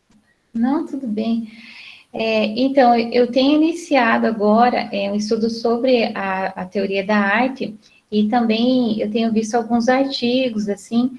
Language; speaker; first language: Portuguese; native; Portuguese